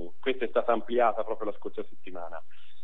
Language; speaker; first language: Italian; native; Italian